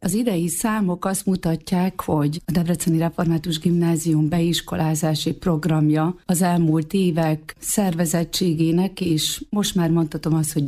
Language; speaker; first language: Hungarian; native; Hungarian